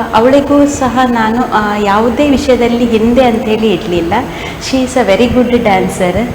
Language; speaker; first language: Kannada; non-native, local second language; Konkani